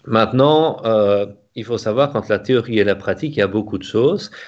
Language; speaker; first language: French; native; French